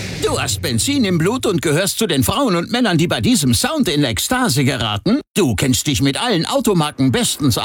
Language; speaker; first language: German; native; German